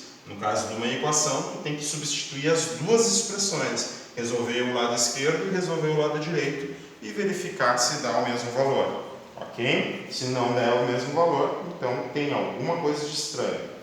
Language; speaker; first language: Portuguese; native; Portuguese